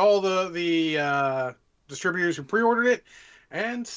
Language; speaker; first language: English; native; English